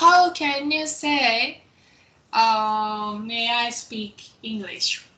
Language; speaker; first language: English; non-native, fluent; Japanese